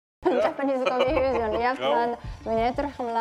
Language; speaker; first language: Welsh; non-native, learner; Japanese